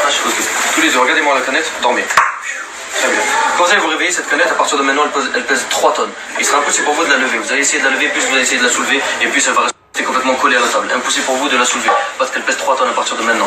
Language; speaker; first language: French; native; French